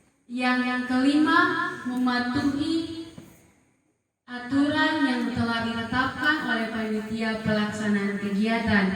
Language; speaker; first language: Indonesian; native; Indonesian